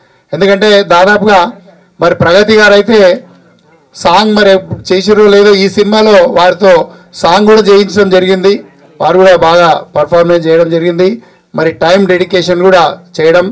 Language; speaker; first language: Telugu; native; Telugu